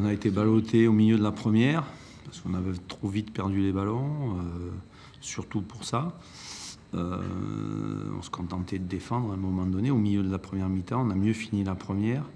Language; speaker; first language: French; native; French